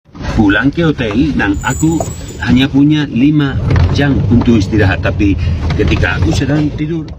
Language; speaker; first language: Indonesian; non-native, learner; Spanish